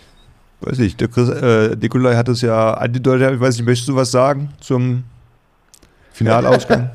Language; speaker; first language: German; native; German